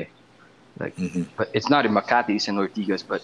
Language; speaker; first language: English; non-native, local second language; Filipino